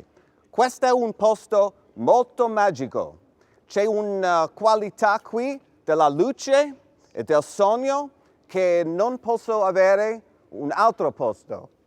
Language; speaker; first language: Italian; non-native, fluent; English